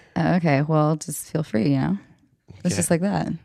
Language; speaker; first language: English; native; English